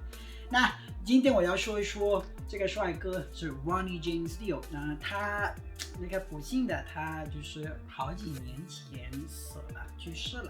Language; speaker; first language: Chinese; non-native, fluent; Spanish